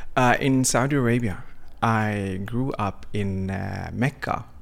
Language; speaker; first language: English; non-native, fluent; Arabic